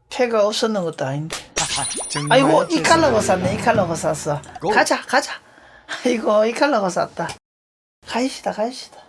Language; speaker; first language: Korean; native; Korean